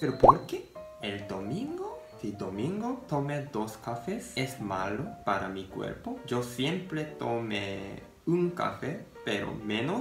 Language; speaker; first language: Spanish; non-native, learner; Japanese